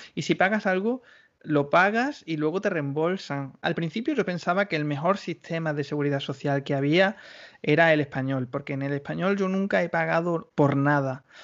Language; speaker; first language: Spanish; native; Spanish